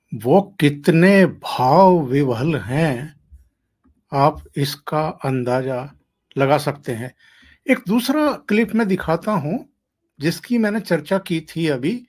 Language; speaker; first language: Hindi; native; Hindi